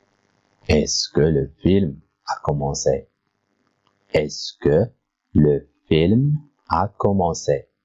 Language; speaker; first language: French; non-native, local second language; Arabic